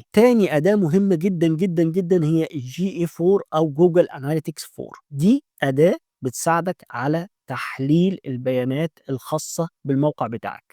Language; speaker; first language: Arabic; native; Arabic